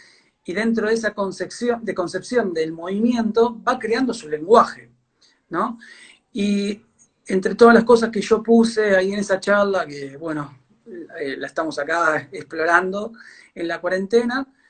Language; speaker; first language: Spanish; native; Spanish